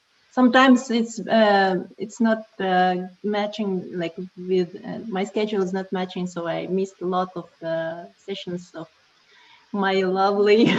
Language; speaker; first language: English; non-native, learner; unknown